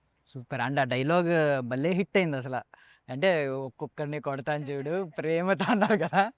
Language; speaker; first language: Telugu; native; Telugu